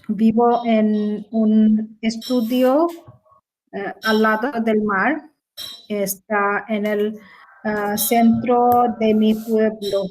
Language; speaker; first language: Spanish; non-native, learner; Bangla